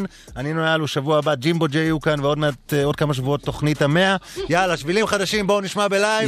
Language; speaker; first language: Hebrew; native; Hebrew